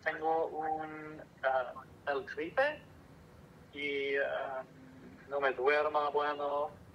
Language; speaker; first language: Spanish; non-native, learner; English